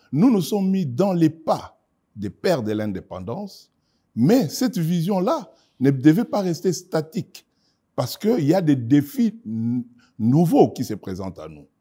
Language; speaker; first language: French; non-native, local second language; Lingala